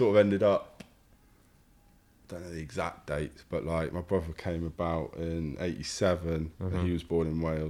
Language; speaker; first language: English; native; English